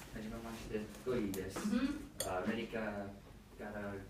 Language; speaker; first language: Japanese; non-native, learner; English